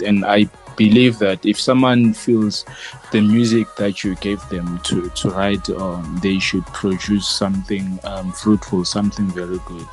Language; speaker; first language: English; non-native, local second language; Northern Sotho